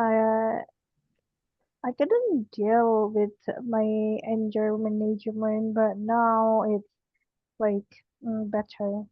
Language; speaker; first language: English; non-native, learner; Indonesian